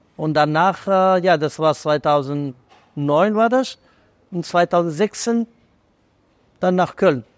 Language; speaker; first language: German; non-native, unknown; Persian